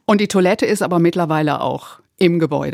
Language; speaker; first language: German; native; German